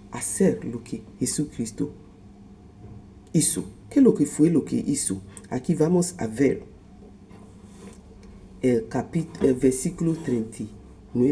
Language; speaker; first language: Spanish; non-native, fluent; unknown